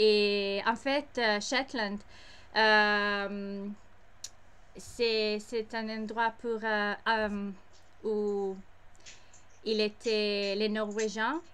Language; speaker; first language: French; non-native, learner; English